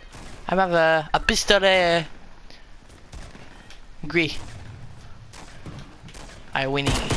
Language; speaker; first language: English; non-native, learner; French